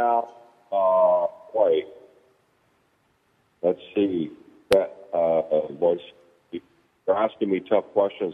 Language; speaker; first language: English; native; English